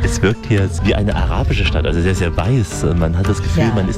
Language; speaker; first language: German; native; German